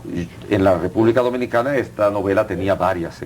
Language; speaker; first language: Spanish; native; Spanish